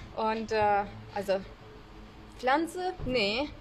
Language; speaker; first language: German; non-native, learner; Turkish